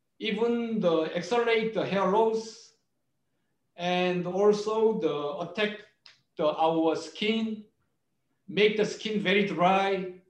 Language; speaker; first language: English; non-native, learner; Korean